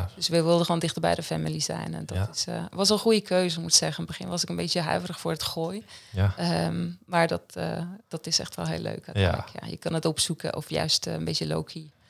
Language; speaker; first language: Dutch; non-native, fluent; Swiss German